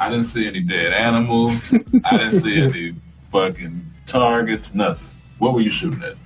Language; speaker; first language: English; native; English